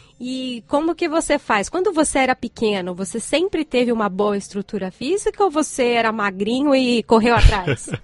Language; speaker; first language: Portuguese; native; Portuguese